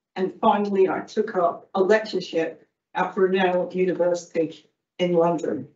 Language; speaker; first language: English; native; English